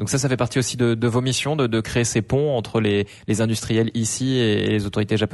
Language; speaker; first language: French; native; French